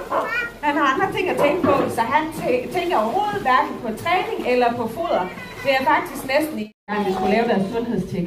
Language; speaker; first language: Danish; native; Danish